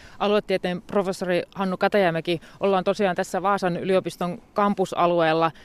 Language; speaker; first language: Finnish; native; Finnish